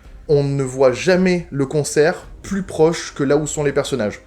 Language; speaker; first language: French; native; French